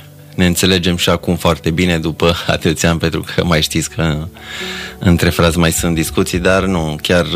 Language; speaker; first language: Romanian; native; Romanian